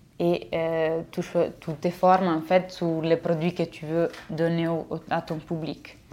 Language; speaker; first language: French; non-native, fluent; Italian